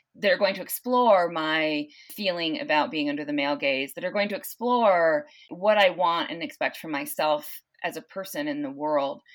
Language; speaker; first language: English; native; English